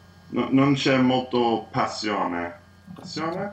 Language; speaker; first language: Italian; non-native, learner; English